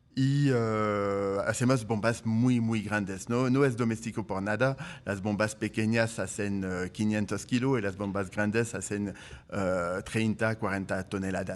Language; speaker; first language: Spanish; non-native, fluent; French